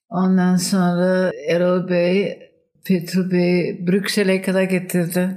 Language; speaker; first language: Turkish; non-native, fluent; German